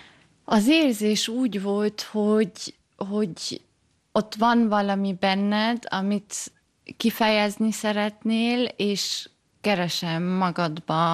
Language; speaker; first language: Hungarian; early bilingual, heritage; German